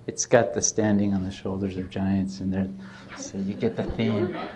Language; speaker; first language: English; native; English